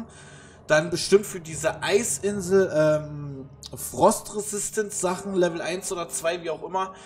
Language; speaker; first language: German; native; German